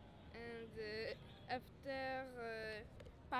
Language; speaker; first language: English; non-native, learner; French